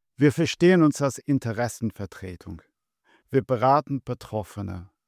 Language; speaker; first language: German; non-native, fluent; English